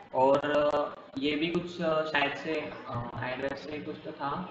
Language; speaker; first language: Hindi; non-native, local second language; Marathi